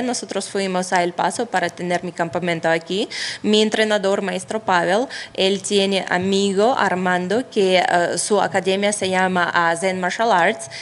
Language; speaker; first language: Spanish; non-native, fluent; Russian